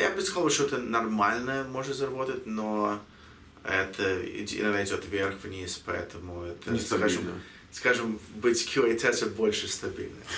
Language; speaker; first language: Russian; early bilingual, heritage; Russian